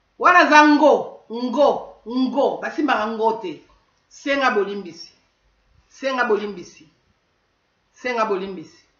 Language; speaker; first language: Lingala; non-native, local second language; Kongo